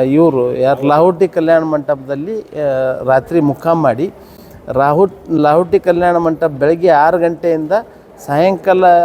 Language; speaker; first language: Kannada; native; Kannada